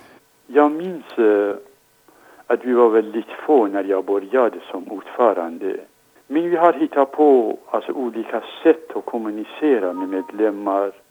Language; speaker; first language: Swedish; non-native, fluent; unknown